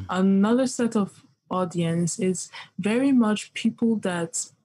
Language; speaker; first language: English; early bilingual, other home language; Yoruba